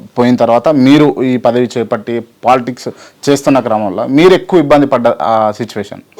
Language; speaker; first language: Telugu; native; Telugu